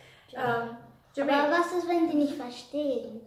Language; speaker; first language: German; early bilingual, other home language; English